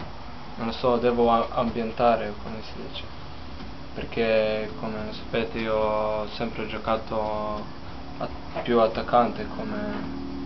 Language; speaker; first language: Italian; non-native, fluent; Slovenian